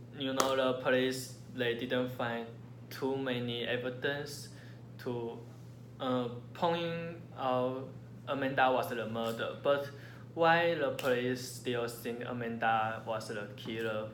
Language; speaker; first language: English; non-native, learner; Chinese